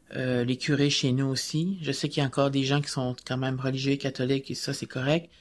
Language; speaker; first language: French; native; French